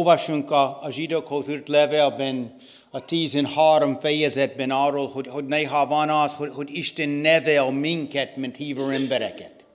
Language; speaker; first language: Hungarian; non-native, learner; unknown